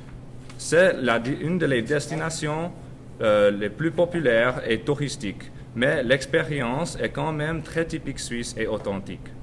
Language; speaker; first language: French; non-native, learner; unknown